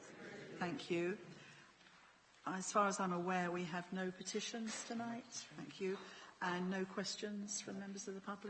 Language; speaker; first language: English; native; English